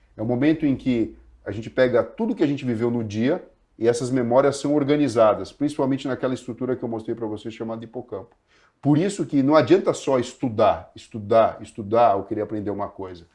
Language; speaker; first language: Portuguese; native; Portuguese